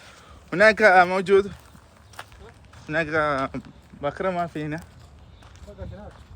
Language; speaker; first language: Arabic; non-native, learner; Malayalam